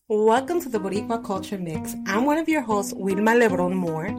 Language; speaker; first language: English; early bilingual, other home language; Spanish